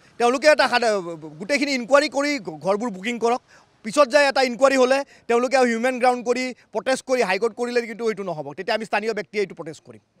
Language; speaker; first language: Assamese; native; Assamese